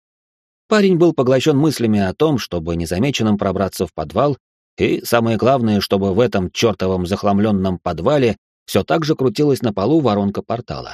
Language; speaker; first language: Russian; native; Russian